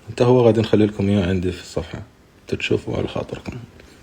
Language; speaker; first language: Arabic; native; Arabic